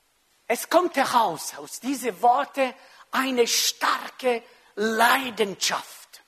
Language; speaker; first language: German; non-native, local second language; French